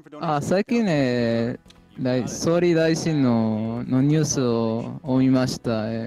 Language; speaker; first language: Japanese; non-native, learner; Spanish